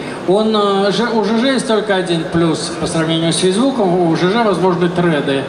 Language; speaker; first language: Russian; native; Russian